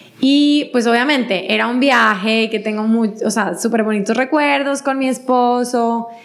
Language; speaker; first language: Spanish; native; Spanish